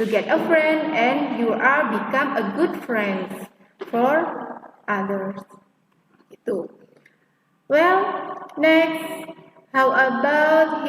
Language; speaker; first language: English; non-native, fluent; Indonesian